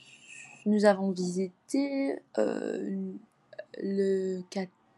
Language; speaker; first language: French; non-native, learner; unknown